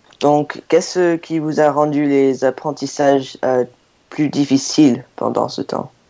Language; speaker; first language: French; non-native, fluent; English